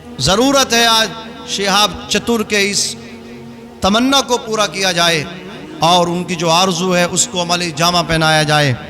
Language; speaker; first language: Urdu; native; Urdu